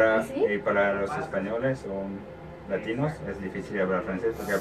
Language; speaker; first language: Spanish; non-native, learner; French